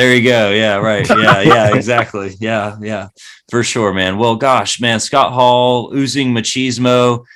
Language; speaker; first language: English; native; English